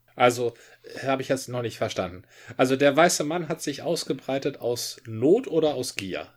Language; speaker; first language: German; native; German